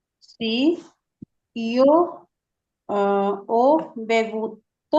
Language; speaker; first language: Italian; non-native, learner; Urdu